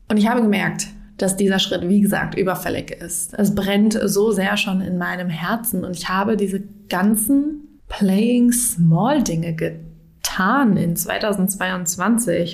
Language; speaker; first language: German; native; German